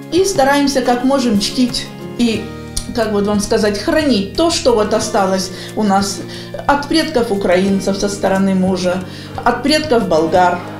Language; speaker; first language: Russian; non-native, local second language; Bulgarian